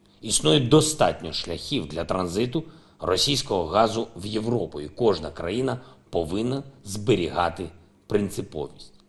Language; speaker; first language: Ukrainian; non-native, local second language; Russian